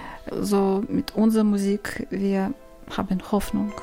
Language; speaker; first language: German; non-native, learner; Ukrainian